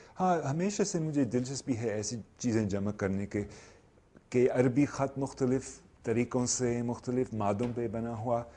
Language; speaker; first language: Urdu; non-native, fluent; English